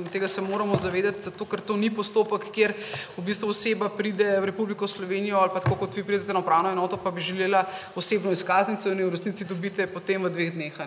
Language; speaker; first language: Slovenian; native; Slovenian